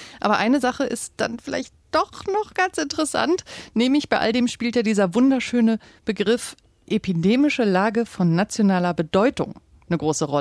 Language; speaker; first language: German; native; German